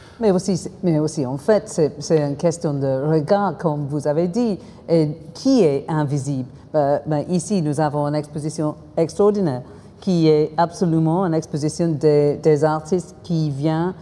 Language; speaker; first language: French; non-native, fluent; English